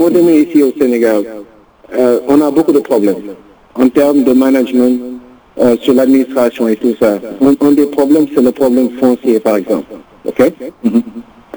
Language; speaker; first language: French; non-native, local second language; Wolof